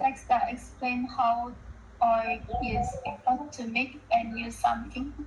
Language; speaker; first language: English; non-native, learner; Indonesian